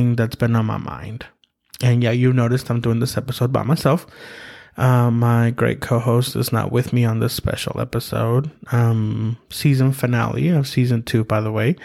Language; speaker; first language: English; early bilingual, other home language; Spanish